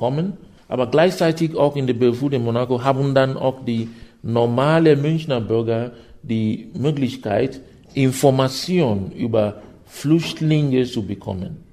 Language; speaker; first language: German; non-native, fluent; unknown